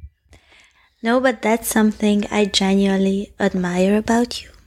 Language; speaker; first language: English; non-native, fluent; Hungarian